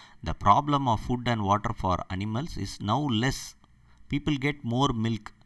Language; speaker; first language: English; non-native, local second language; Tamil